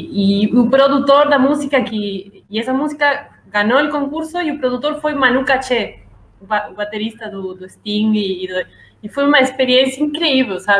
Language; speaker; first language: Portuguese; non-native, learner; Spanish